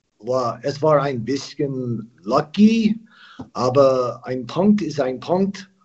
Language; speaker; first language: German; non-native, learner; English